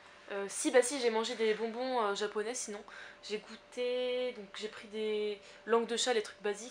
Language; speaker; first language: French; native; French